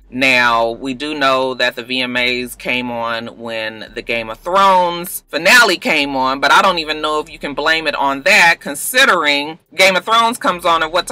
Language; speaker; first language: English; native; English